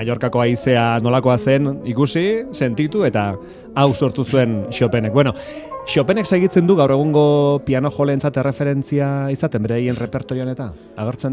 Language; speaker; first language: Basque; native; Basque